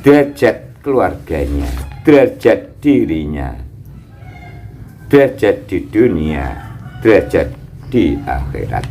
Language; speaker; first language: Indonesian; native; Indonesian